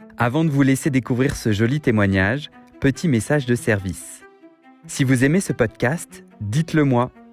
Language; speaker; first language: French; native; French